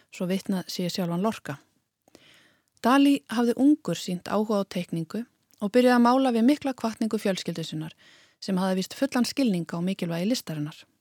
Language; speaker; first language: Icelandic; native; Icelandic